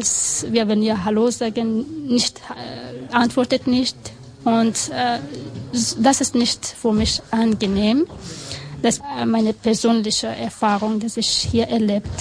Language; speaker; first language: German; non-native, learner; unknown